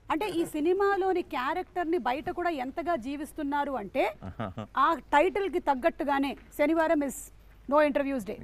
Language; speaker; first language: Telugu; native; Telugu